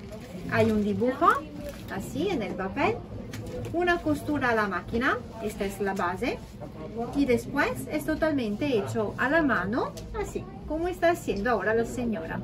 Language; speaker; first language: Spanish; non-native, fluent; Italian